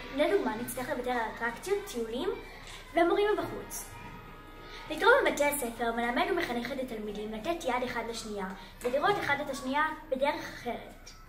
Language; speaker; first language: Hebrew; native; Hebrew